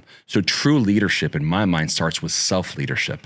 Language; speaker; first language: English; native; English